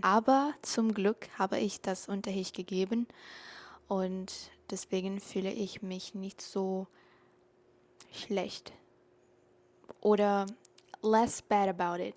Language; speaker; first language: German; non-native, learner; Portuguese